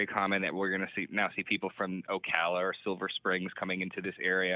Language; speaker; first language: English; native; English